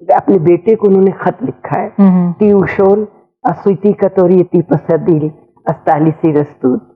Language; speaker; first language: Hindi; native; Hindi